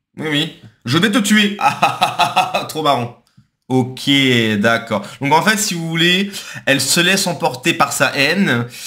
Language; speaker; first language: French; native; French